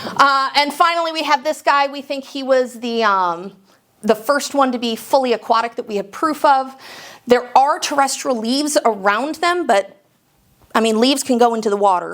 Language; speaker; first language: English; native; English